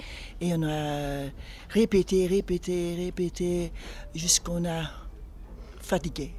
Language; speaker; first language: French; non-native, local second language; Dutch